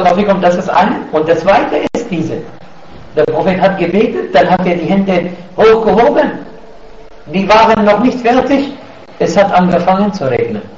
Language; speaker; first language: German; non-native, fluent; Arabic